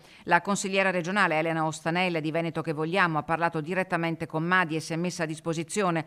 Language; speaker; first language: Italian; native; Italian